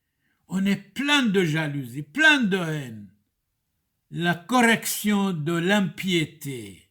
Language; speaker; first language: French; non-native, fluent; Turoyo